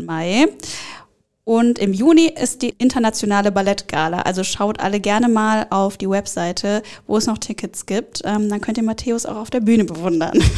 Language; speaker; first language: German; native; German